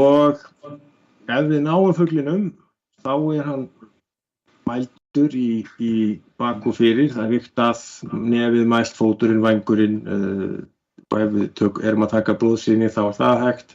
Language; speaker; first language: Icelandic; native; Icelandic